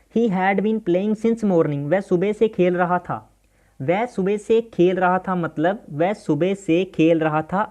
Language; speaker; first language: Hindi; non-native, local second language; Punjabi